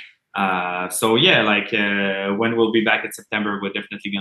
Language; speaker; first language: English; non-native, fluent; French